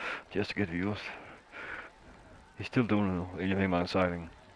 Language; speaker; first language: English; non-native, fluent; Danish